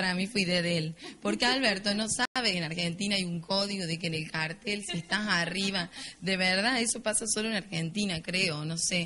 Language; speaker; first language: Spanish; native; Spanish